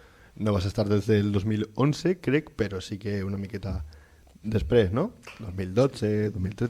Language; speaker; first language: Catalan; native; Catalan